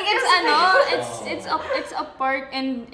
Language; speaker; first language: English; non-native, local second language; Filipino